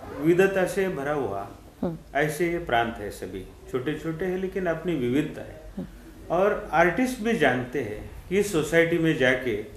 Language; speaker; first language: Hindi; non-native, local second language; Marathi